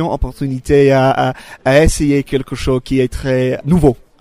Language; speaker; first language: French; non-native, fluent; English